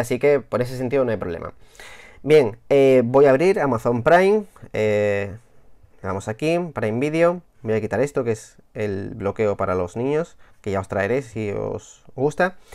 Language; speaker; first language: Spanish; native; Spanish